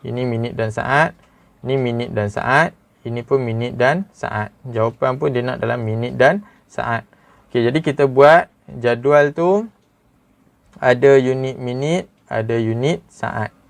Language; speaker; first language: Malay; native; Malay